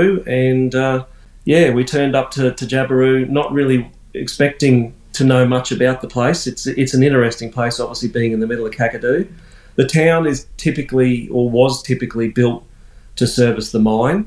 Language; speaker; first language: English; native; English